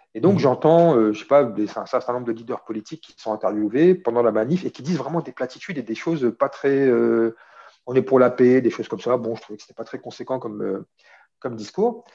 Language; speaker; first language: French; early bilingual, other home language; Arabic